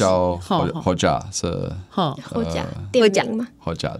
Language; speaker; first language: Chinese; non-native, learner; Czech